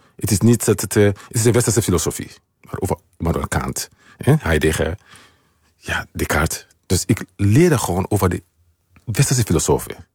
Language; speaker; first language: Dutch; non-native, fluent; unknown